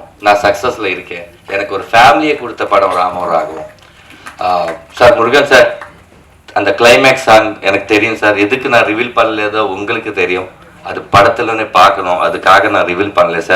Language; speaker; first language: Tamil; non-native, learner; Telugu